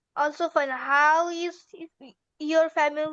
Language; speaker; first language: English; non-native, learner; Bangla